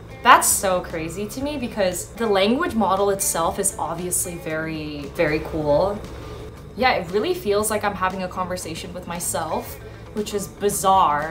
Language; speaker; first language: English; early bilingual, other home language; Korean